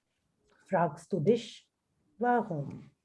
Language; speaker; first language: German; non-native, fluent; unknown